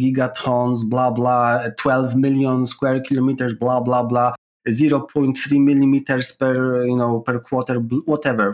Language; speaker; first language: English; non-native, fluent; Polish